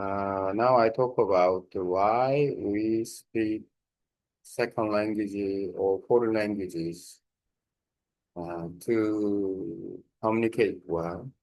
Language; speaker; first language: English; non-native, learner; Korean